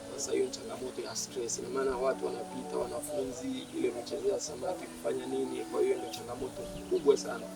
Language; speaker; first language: Swahili; native; Swahili